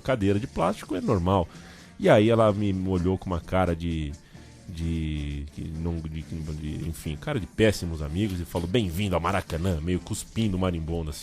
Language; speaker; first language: Portuguese; native; Portuguese